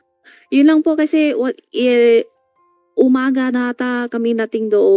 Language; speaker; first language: Filipino; non-native, learner; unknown